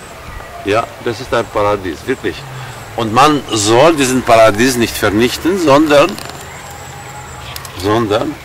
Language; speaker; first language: German; non-native, fluent; Armenian